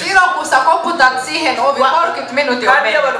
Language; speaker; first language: Finnish; non-native, fluent; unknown